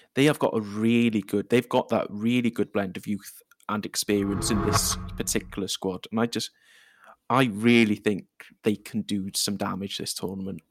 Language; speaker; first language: English; native; English